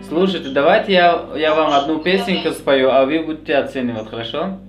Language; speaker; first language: Russian; non-native, fluent; Tajik